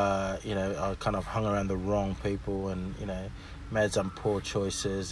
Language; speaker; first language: English; non-native, local second language; Fijian